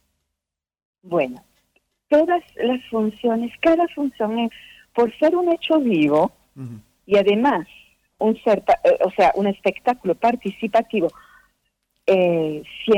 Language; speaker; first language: Spanish; non-native, fluent; French